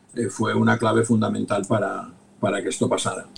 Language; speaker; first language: Spanish; native; Spanish